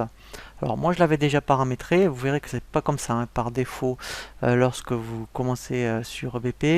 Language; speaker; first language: French; native; French